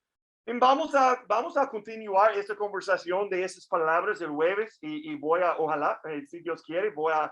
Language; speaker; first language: Spanish; non-native, fluent; English